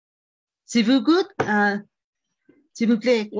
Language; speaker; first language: French; non-native, fluent; Spanish